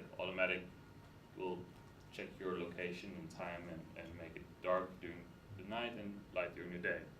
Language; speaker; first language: English; non-native, fluent; Dutch